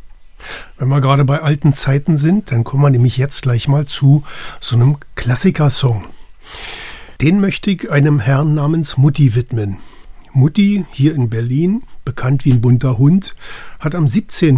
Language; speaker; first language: German; native; German